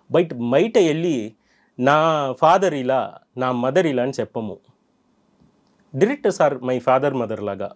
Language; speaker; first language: Telugu; non-native, fluent; Tamil